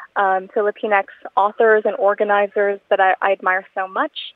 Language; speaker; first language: English; non-native, local second language; Filipino